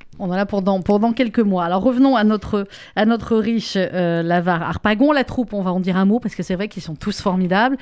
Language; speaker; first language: French; native; French